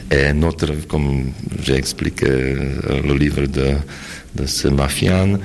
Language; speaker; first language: French; non-native, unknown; Slovak